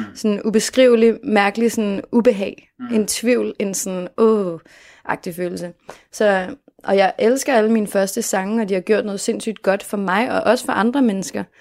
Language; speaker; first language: Danish; native; Danish